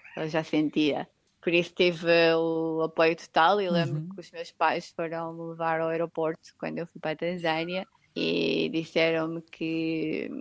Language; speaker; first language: Portuguese; native; Portuguese